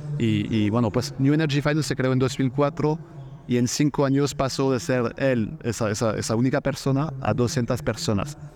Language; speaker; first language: Spanish; non-native, fluent; French